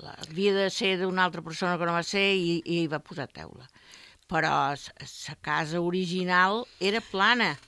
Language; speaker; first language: Catalan; native; Catalan